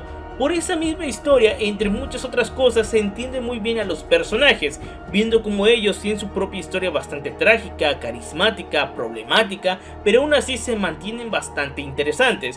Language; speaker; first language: Spanish; native; Spanish